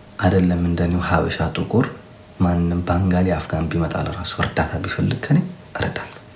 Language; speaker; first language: Amharic; non-native, local second language; Tigrinya